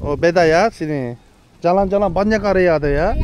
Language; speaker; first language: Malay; non-native, learner; Turkish